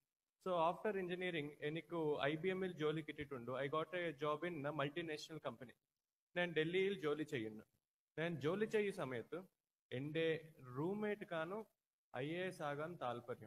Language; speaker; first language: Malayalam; non-native, learner; Telugu